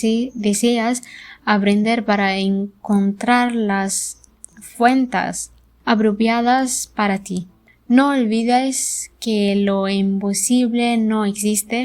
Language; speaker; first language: Spanish; non-native, learner; Arabic